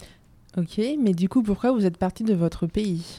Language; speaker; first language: French; native; French